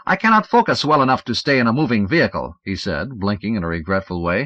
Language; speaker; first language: English; native; English